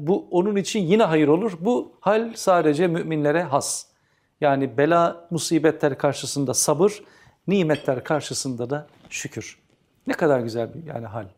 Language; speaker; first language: Turkish; native; Turkish